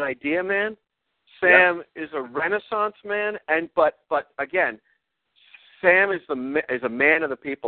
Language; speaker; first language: English; native; English